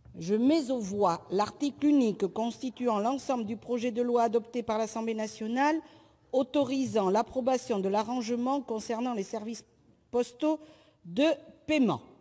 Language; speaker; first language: French; native; French